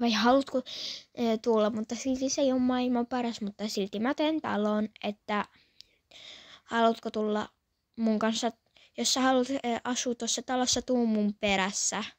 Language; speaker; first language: Finnish; early bilingual, other home language; Polish